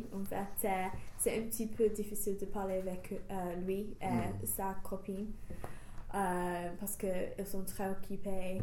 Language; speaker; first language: French; non-native, fluent; English